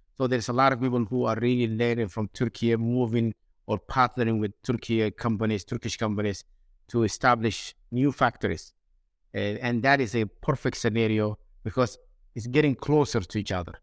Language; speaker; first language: English; non-native, fluent; Somali